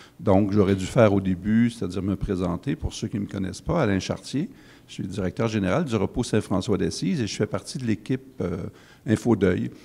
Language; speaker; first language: French; native; French